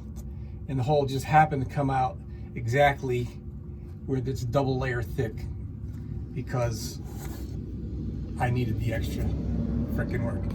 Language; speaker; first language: English; native; English